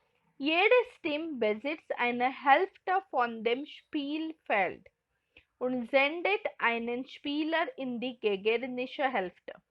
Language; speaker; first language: German; non-native, fluent; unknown